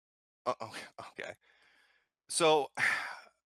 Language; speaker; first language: English; native; English